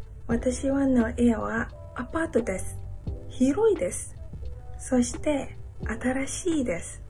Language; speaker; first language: Japanese; non-native, learner; Malay